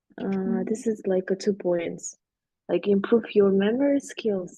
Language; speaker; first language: English; non-native, learner; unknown